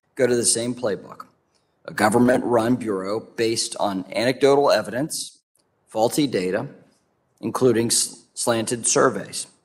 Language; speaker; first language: English; native; English